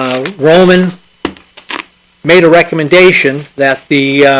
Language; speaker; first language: English; native; English